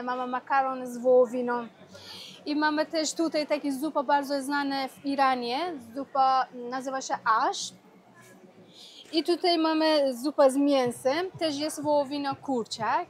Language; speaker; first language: Polish; non-native, learner; Persian